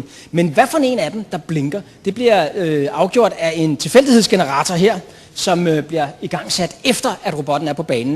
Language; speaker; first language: Danish; native; Danish